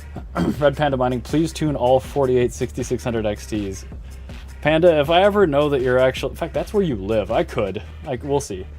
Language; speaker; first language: English; native; English